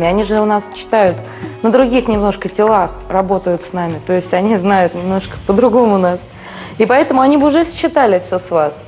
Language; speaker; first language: Russian; native; Russian